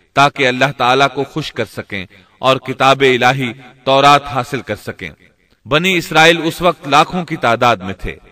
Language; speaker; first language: Urdu; native; Urdu